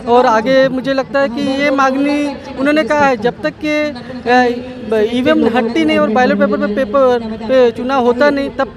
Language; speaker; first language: Hindi; non-native, local second language; Marathi